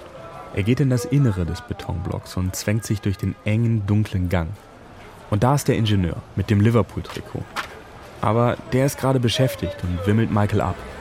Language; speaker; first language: German; native; German